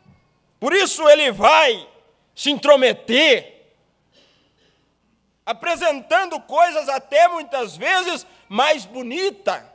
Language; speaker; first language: Portuguese; native; Portuguese